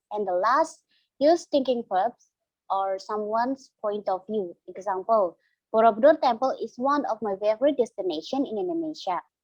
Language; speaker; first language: English; non-native, learner; Indonesian